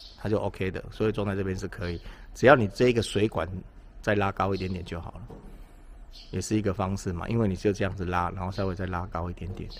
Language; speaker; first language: Chinese; native; Chinese